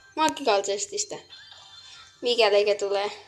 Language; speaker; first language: Finnish; native; Finnish